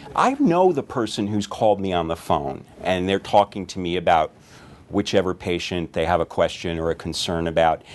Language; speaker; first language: English; native; English